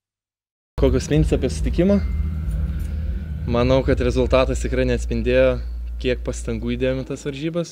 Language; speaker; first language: Lithuanian; native; Lithuanian